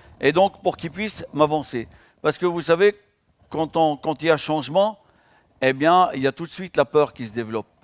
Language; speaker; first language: French; non-native, local second language; Arabic